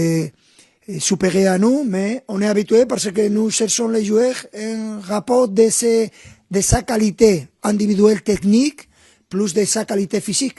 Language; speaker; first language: French; non-native, fluent; Spanish